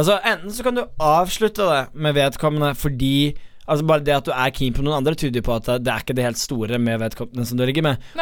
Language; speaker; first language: Norwegian; native; Norwegian